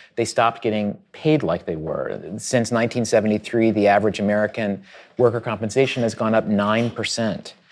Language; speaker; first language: English; native; English